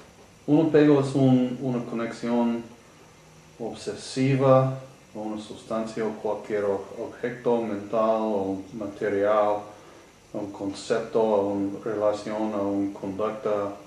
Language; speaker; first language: Spanish; non-native, learner; English